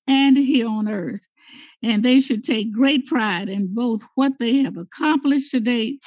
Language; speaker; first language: English; native; English